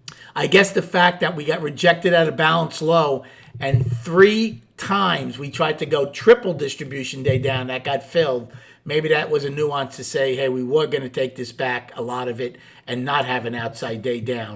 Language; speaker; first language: English; native; English